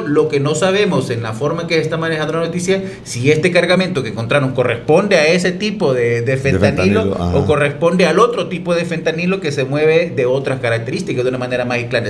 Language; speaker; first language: Spanish; native; Spanish